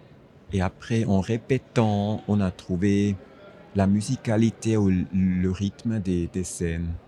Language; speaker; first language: French; non-native, fluent; German